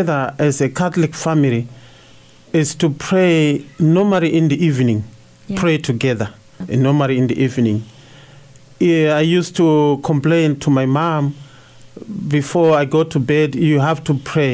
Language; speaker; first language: English; non-native, local second language; Shona